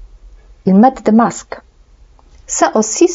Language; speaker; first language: French; non-native, fluent; Polish